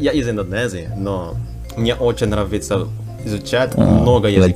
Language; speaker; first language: Russian; non-native, learner; Indonesian